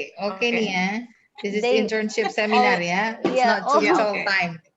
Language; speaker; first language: English; non-native, fluent; Indonesian